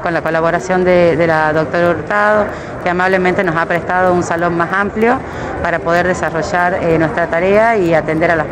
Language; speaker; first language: Spanish; native; Spanish